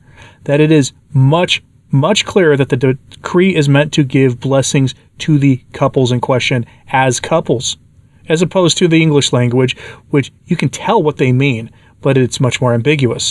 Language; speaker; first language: English; native; English